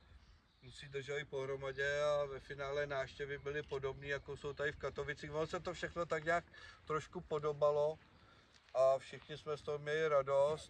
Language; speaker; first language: Czech; native; Czech